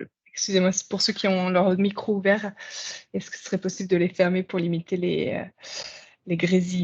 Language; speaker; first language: French; native; French